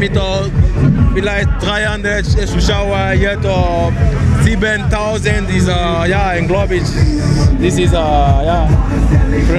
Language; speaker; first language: German; non-native, learner; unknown